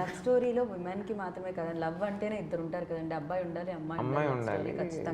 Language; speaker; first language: Telugu; native; Telugu